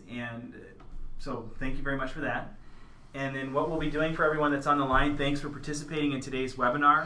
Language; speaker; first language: English; native; English